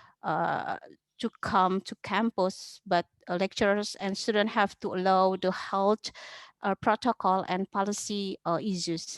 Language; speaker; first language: English; non-native, learner; Indonesian